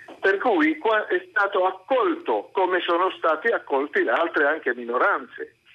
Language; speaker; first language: Italian; non-native, fluent; Arabic